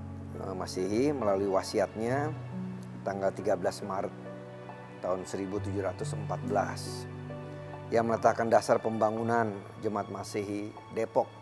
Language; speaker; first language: Indonesian; native; Indonesian